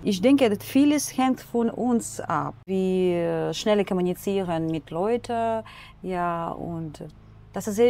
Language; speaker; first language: German; non-native, learner; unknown